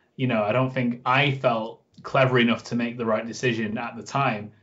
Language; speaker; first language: English; native; English